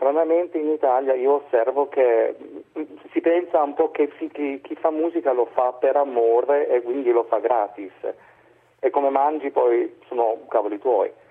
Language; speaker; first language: Italian; non-native, fluent; German